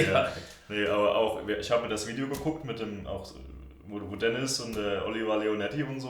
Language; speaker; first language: German; native; German